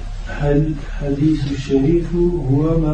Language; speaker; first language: Arabic; non-native, learner; French